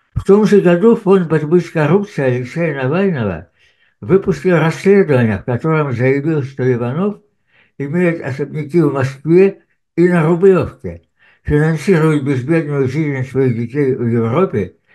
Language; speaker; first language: Russian; native; Russian